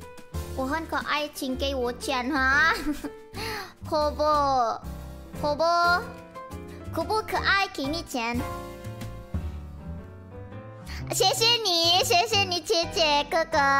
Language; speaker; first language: Chinese; non-native, learner; Indonesian